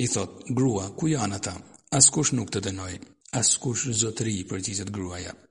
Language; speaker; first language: Albanian; native; Albanian